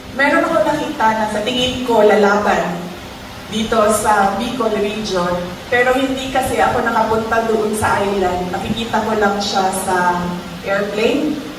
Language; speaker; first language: Filipino; non-native, local second language; Cebuano